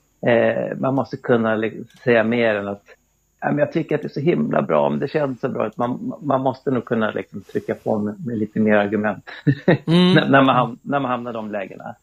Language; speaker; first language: Swedish; native; Swedish